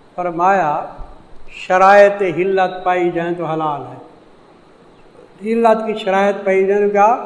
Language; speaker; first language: Urdu; non-native, local second language; Saraiki